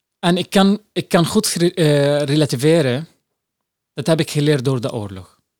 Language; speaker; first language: Dutch; non-native, fluent; Arabic